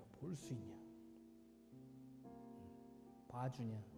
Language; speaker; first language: Korean; native; Korean